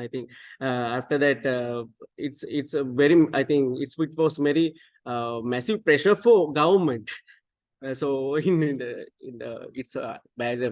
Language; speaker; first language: English; non-native, local second language; Sinhala